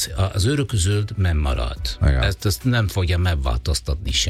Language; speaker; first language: Hungarian; non-native, fluent; Italian